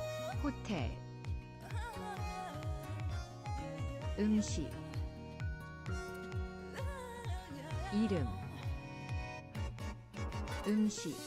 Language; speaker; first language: Korean; non-native, learner; English